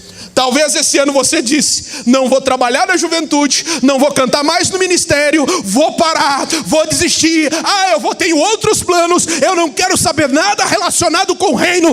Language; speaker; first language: Portuguese; native; Portuguese